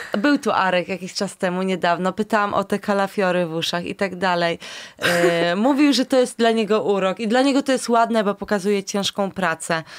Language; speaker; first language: Polish; native; Polish